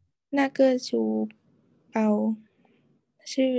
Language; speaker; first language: Chinese; non-native, learner; Thai